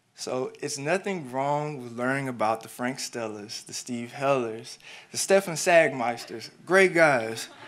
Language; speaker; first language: English; native; English